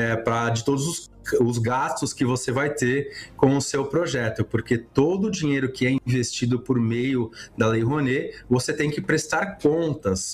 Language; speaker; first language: Portuguese; native; Portuguese